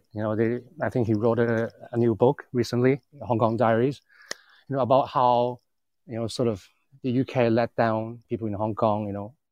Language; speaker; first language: English; non-native, local second language; Cantonese